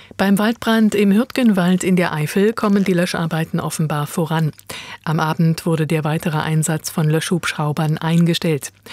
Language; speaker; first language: German; native; German